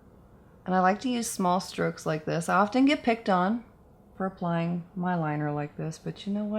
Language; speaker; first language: English; native; English